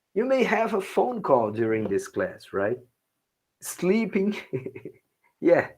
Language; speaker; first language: English; non-native, fluent; Portuguese